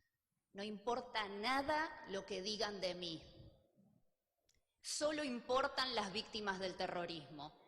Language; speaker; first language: Spanish; native; Spanish